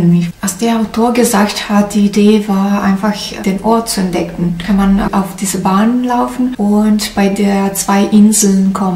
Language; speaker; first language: German; non-native, learner; Italian